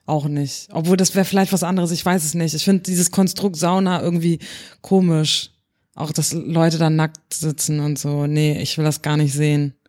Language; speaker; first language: German; early bilingual, other home language; Turkish